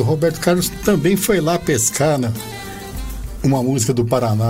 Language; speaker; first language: Portuguese; native; Portuguese